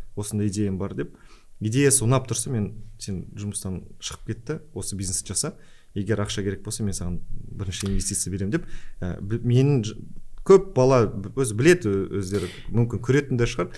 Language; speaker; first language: Kazakh; native; Kazakh